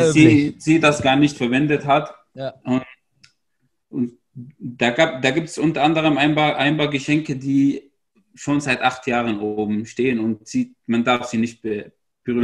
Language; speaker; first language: German; non-native, fluent; Arabic